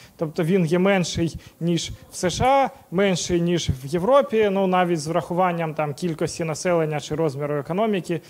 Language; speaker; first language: Ukrainian; non-native, local second language; Russian